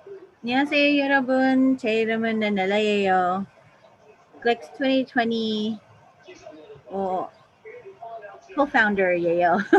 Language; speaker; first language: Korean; non-native, learner; English